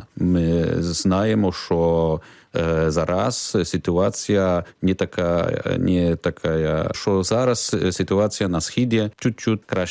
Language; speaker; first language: Ukrainian; non-native, learner; Polish